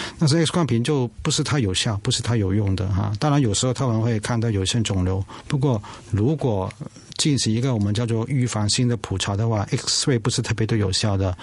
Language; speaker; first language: Chinese; non-native, local second language; Cantonese